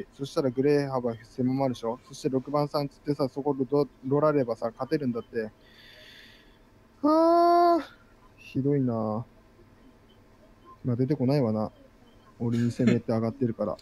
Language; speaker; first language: Japanese; native; Japanese